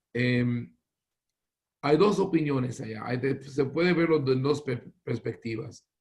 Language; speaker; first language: Spanish; non-native, fluent; Hebrew